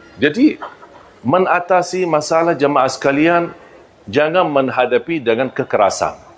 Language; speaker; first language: Malay; non-native, fluent; Arabic